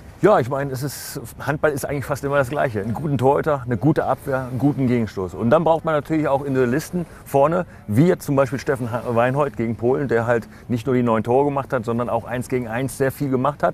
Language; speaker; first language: German; native; German